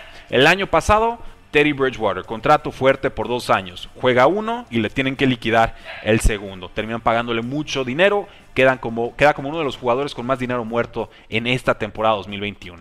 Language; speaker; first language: Spanish; native; Spanish